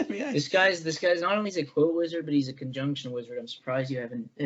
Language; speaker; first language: English; native; English